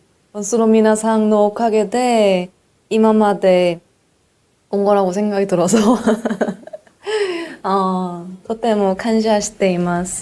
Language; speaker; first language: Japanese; non-native, learner; Korean